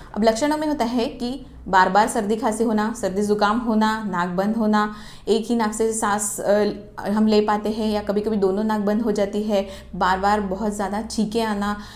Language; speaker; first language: Hindi; non-native, local second language; Marathi